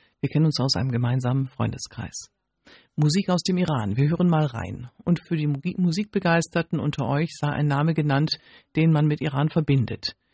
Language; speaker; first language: German; native; German